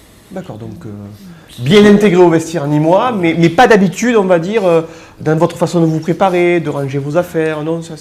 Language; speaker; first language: French; native; French